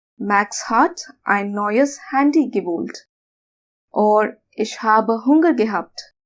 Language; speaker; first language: German; non-native, fluent; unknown